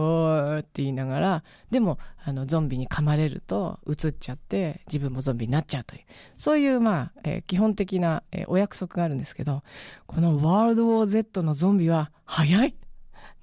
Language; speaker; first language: Japanese; native; Japanese